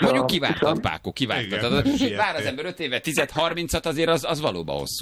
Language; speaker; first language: Hungarian; native; Hungarian